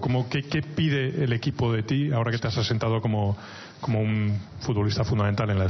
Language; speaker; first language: Spanish; native; Spanish